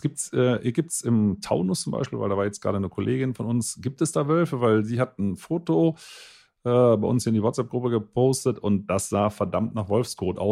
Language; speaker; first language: German; native; German